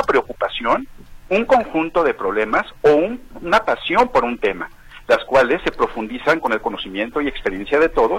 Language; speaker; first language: Spanish; native; Spanish